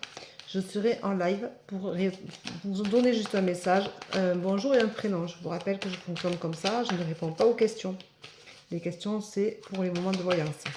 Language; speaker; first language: French; native; French